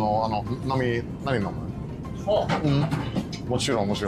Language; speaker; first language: Japanese; non-native, learner; English